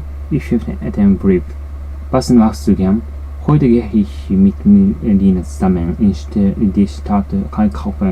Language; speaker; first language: German; non-native, learner; Japanese